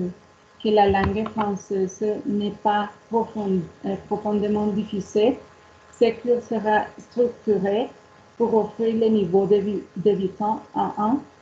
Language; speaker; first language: French; non-native, learner; Spanish